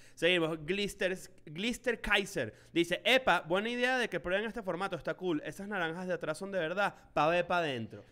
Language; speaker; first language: Spanish; native; Spanish